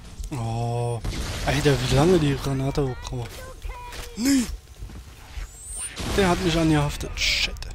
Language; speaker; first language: German; native; German